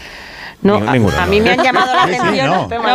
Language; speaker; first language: Spanish; native; Spanish